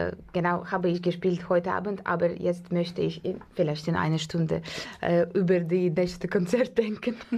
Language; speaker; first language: German; non-native, learner; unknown